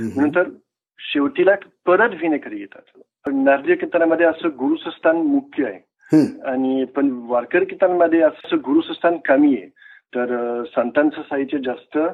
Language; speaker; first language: Marathi; non-native, fluent; French